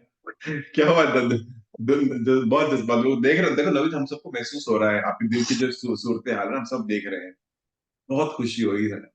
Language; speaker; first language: Hindi; native; Hindi